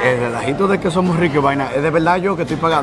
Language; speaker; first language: Spanish; native; Spanish